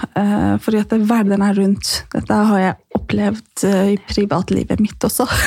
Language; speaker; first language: Norwegian; non-native, fluent; Persian